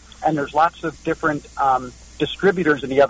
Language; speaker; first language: English; native; English